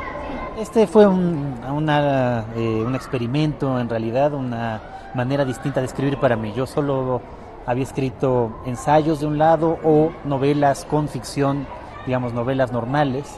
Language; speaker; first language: Spanish; native; Spanish